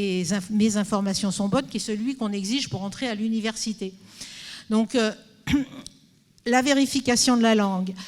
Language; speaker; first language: French; native; French